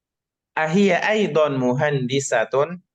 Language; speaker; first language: Arabic; non-native, fluent; Indonesian